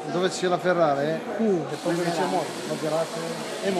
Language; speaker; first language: Italian; non-native, fluent; Arabic